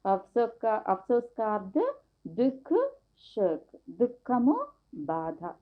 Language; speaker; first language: Hindi; non-native, local second language; Telugu